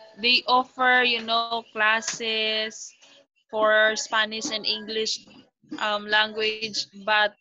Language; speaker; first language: English; non-native, local second language; Filipino